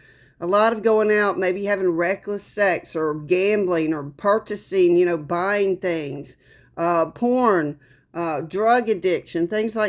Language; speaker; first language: English; native; English